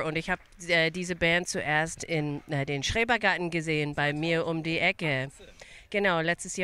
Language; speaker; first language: German; early bilingual, other home language; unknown